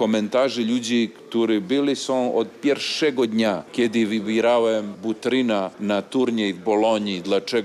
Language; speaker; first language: Polish; non-native, learner; Serbian